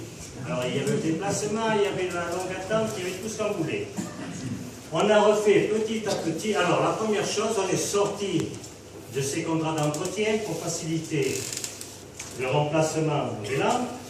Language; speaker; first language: French; native; French